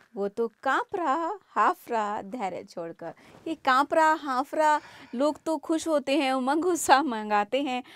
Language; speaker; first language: Hindi; native; Hindi